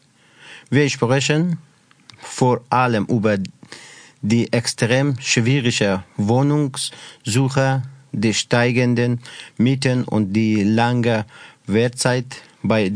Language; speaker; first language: German; non-native, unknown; Persian